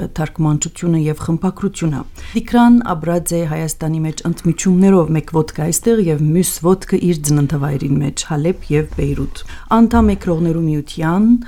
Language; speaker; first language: Armenian; early bilingual, heritage; Armenian